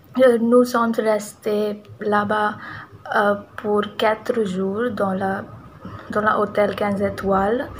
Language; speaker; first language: French; non-native, learner; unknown